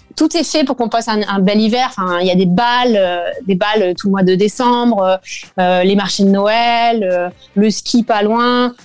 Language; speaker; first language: French; native; French